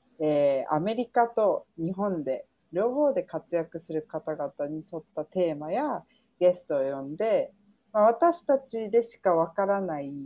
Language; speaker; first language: Japanese; early bilingual, heritage; Japanese